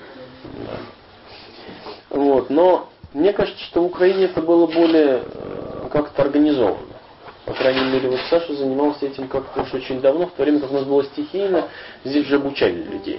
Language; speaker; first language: Russian; native; Russian